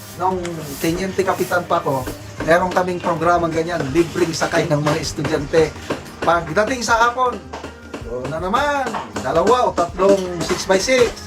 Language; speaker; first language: Filipino; non-native, local second language; Cebuano